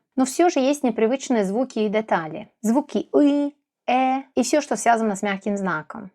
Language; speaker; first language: Russian; non-native, fluent; Serbian